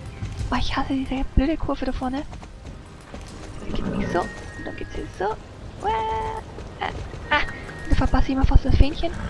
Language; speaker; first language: German; native; German